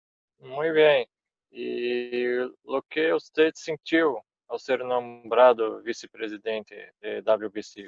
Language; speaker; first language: Spanish; non-native, fluent; Portuguese